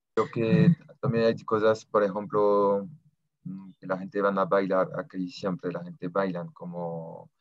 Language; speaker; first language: Spanish; non-native, fluent; French